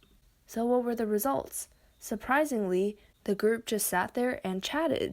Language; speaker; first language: English; native; English